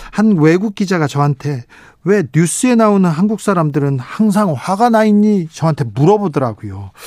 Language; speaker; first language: Korean; native; Korean